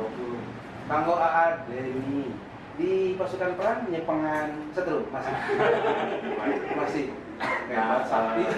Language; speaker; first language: Indonesian; native; Indonesian